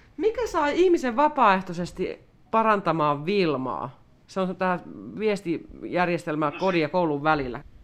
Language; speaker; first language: Finnish; native; Finnish